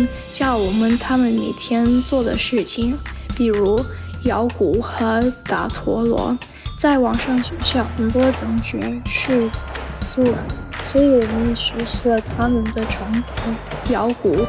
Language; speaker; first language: Chinese; non-native, learner; English